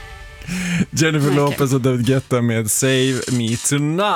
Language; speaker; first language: Swedish; native; Swedish